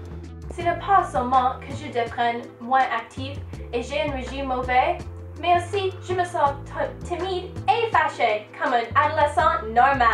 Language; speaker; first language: French; non-native, learner; English